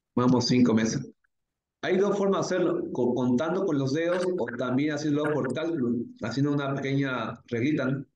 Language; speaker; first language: Spanish; native; Spanish